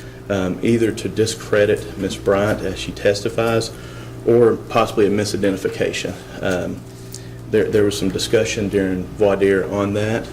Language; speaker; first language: English; native; English